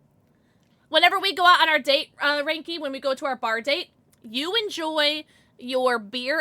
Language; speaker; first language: English; native; English